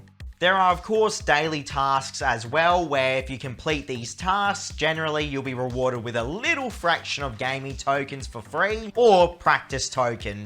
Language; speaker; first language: English; native; English